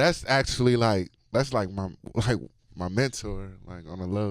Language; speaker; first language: English; native; English